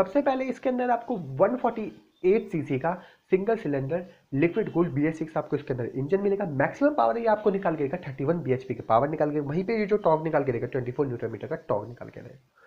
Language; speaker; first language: Hindi; native; Hindi